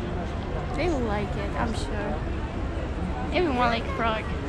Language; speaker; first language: English; non-native, learner; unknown